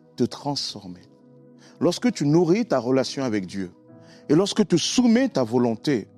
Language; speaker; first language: French; native; French